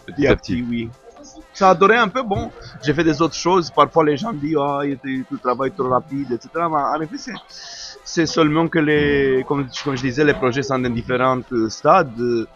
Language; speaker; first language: French; non-native, fluent; Romanian